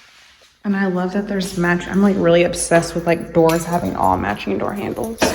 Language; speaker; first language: English; native; English